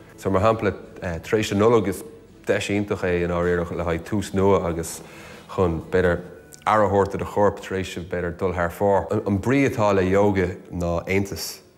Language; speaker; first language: Irish; native; Irish